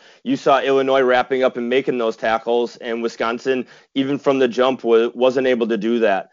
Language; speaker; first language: English; native; English